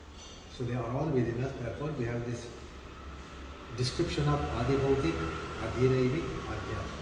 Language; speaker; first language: English; non-native, fluent; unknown